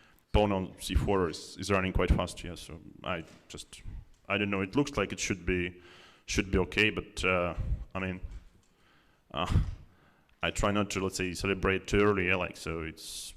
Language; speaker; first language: English; non-native, fluent; Russian